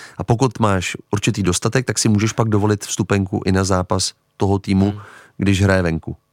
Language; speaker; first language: Czech; native; Czech